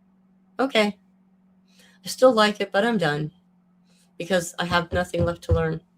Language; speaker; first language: English; native; English